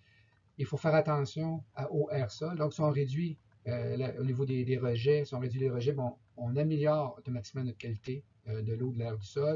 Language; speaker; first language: French; native; French